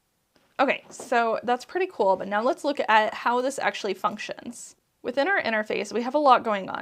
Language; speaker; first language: English; native; English